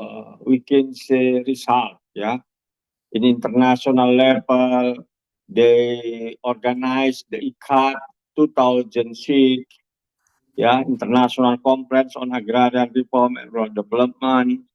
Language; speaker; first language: English; non-native, learner; Indonesian